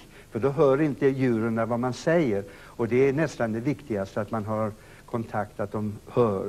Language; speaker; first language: Swedish; native; Swedish